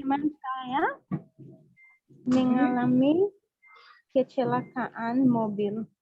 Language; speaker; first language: Indonesian; non-native, learner; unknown